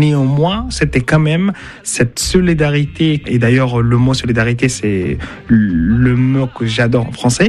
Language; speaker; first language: French; non-native, fluent; Arabic